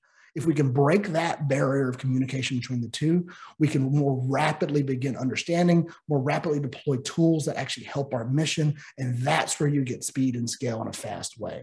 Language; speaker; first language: English; native; English